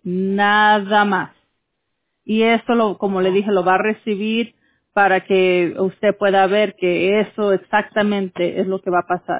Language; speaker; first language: Spanish; early bilingual, heritage; English